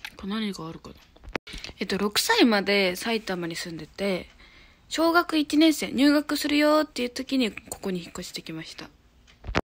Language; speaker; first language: Japanese; native; Japanese